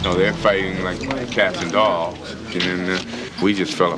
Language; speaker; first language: English; native; English